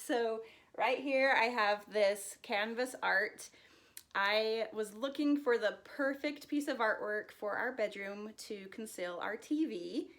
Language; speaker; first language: English; native; English